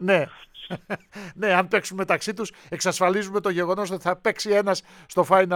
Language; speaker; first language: Greek; native; Greek